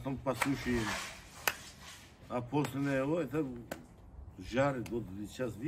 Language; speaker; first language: Russian; non-native, learner; Uzbek